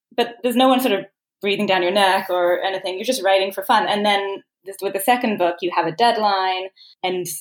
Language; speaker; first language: English; native; English